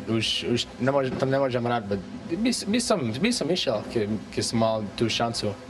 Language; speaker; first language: Slovak; early bilingual, heritage; English